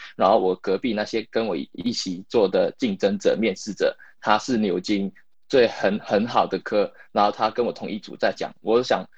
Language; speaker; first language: Chinese; non-native, local second language; Cantonese